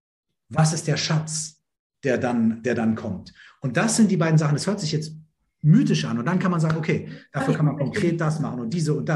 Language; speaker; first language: German; native; German